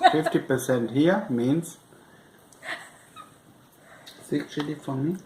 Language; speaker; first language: English; non-native, fluent; German